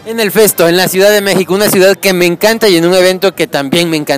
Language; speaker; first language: Spanish; native; Spanish